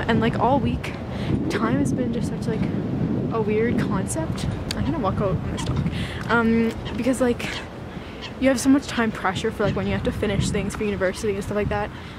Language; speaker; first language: English; native; English